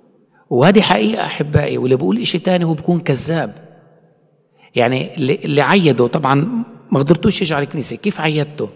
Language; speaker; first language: Arabic; native; Arabic